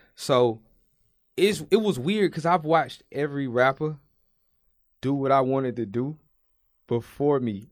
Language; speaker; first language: English; native; English